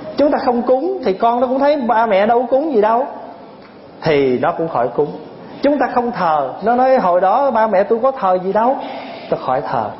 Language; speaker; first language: Vietnamese; early bilingual, other home language; English